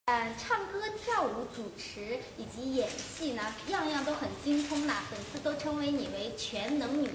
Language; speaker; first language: Chinese; native; Chinese